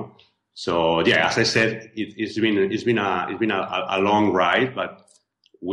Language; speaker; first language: English; non-native, fluent; Spanish